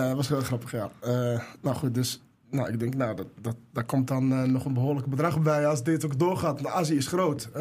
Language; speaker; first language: Dutch; early bilingual, other home language; Arabic